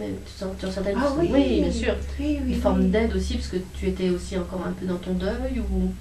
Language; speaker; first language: French; native; French